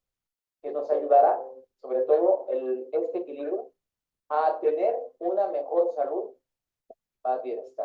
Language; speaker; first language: Spanish; native; Spanish